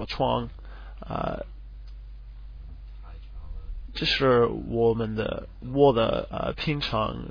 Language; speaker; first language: Chinese; non-native, learner; English